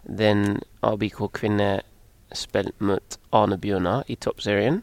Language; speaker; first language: Norwegian; non-native, learner; English